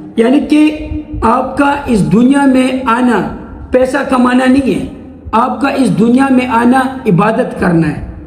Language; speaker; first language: Urdu; non-native, local second language; Pashto